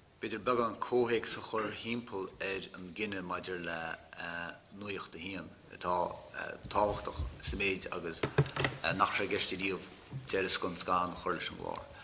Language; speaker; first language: Irish; native; Irish